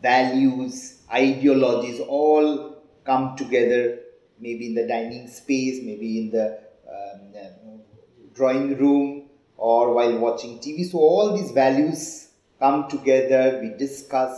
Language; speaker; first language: English; non-native, local second language; Hindi